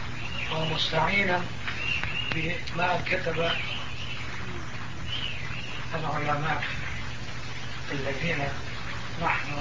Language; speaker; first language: Arabic; non-native, fluent; Turkish